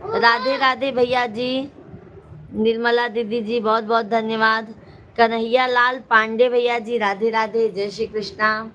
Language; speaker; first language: Hindi; native; Hindi